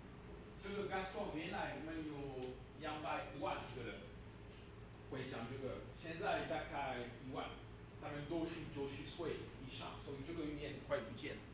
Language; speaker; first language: Chinese; non-native, fluent; French